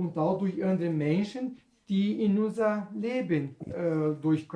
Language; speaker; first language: German; non-native, learner; Portuguese